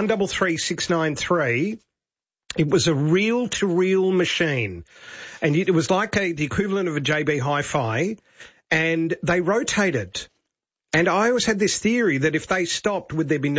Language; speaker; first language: English; native; English